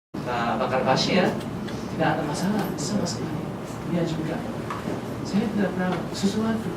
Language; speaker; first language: Indonesian; non-native, fluent; Japanese